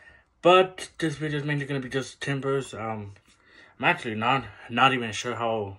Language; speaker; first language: English; native; English